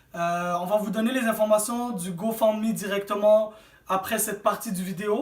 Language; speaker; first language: French; native; French